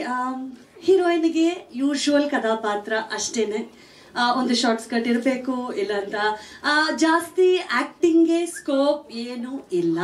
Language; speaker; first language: Kannada; non-native, local second language; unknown